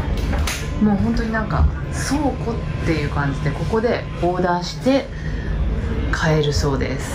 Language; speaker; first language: Japanese; native; Japanese